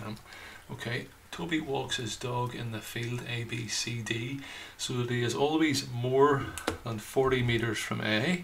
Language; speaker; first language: English; native; English